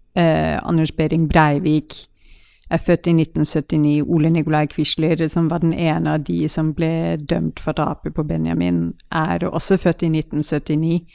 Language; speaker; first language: Norwegian; native; Norwegian